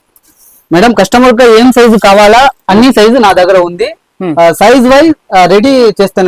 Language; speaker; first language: Telugu; non-native, learner; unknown